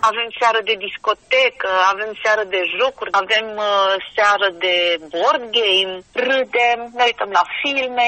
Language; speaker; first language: Romanian; native; Romanian